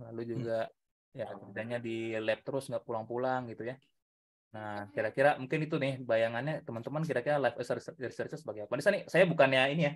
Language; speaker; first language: Indonesian; native; Indonesian